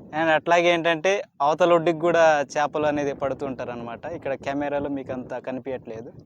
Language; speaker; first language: Telugu; non-native, local second language; Koya